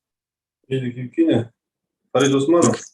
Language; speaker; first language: Russian; non-native, learner; Kazakh